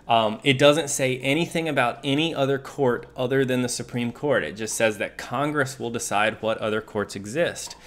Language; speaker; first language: English; native; English